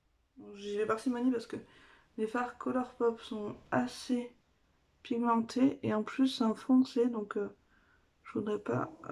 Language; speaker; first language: French; native; French